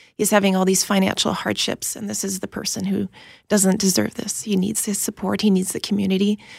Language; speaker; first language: English; native; English